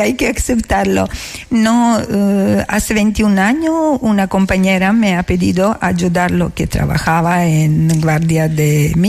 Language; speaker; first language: Spanish; non-native, learner; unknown